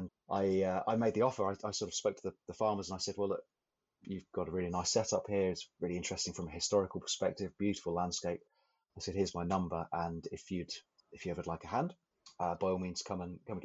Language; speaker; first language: English; native; English